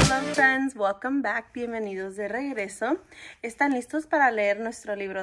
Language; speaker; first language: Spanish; early bilingual, heritage; Spanish